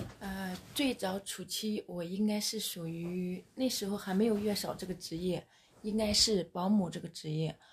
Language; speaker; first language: Chinese; native; Chinese